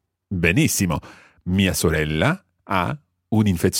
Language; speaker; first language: Italian; non-native, fluent; English